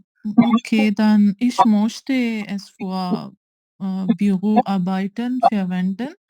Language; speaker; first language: German; non-native, learner; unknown